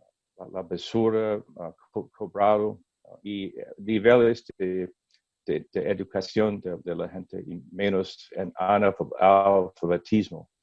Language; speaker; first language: Spanish; non-native, learner; English